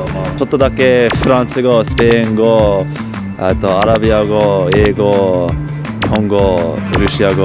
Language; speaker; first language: Japanese; non-native, learner; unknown